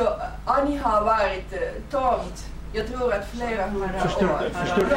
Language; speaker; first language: Swedish; non-native, fluent; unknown